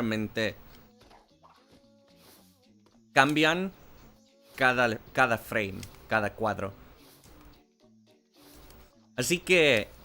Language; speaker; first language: Spanish; non-native, learner; English